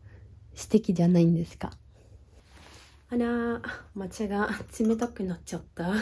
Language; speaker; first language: Japanese; non-native, fluent; Dutch